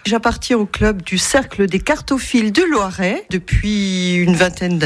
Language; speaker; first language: French; native; French